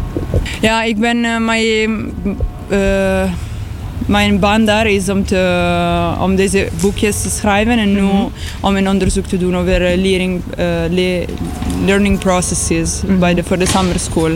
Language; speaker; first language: Dutch; non-native, learner; Italian